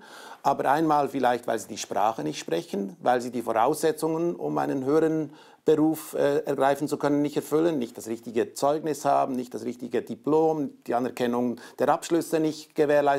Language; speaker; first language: German; native; German